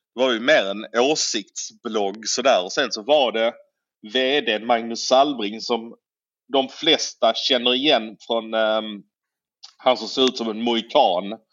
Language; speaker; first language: Swedish; native; Swedish